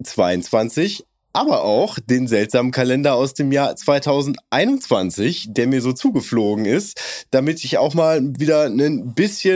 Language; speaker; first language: German; native; German